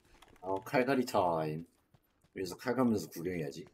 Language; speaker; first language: Korean; native; Korean